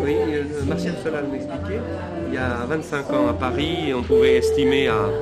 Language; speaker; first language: French; native; French